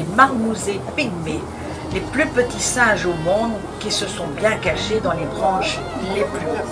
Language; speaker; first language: French; native; French